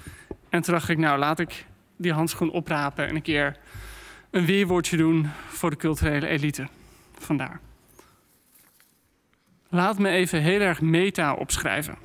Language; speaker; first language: Dutch; native; Dutch